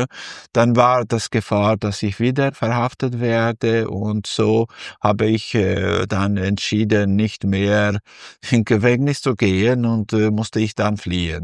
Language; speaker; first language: German; non-native, fluent; Albanian